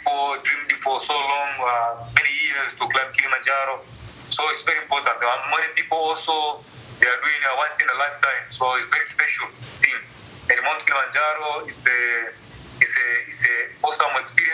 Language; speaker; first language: English; non-native, local second language; Swahili